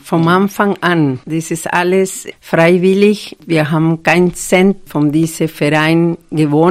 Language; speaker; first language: German; non-native, fluent; Spanish